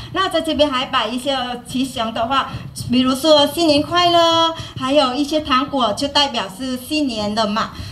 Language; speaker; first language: Chinese; non-native, fluent; Vietnamese